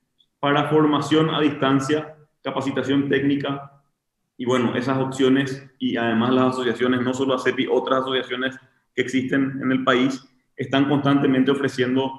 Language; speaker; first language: Spanish; native; Spanish